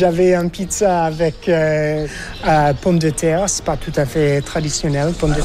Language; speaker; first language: French; non-native, fluent; English